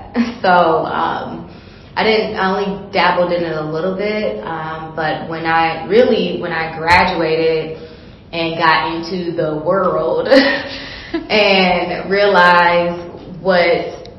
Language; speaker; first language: English; native; English